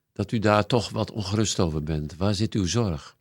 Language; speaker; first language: Dutch; native; Dutch